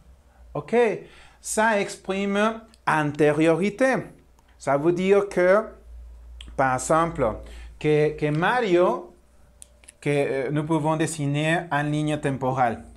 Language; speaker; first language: French; non-native, learner; Spanish